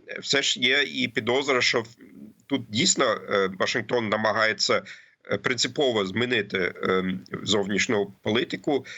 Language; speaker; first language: Ukrainian; non-native, fluent; German